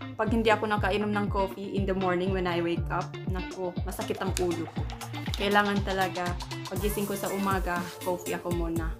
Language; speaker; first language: Filipino; non-native, local second language; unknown